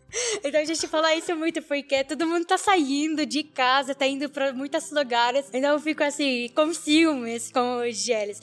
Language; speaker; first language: Portuguese; non-native, learner; Arabic